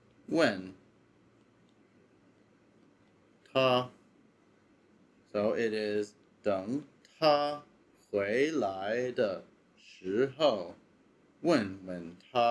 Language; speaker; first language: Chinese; non-native, learner; English